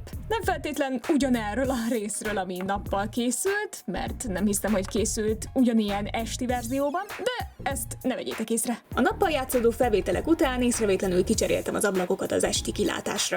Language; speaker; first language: Hungarian; native; Hungarian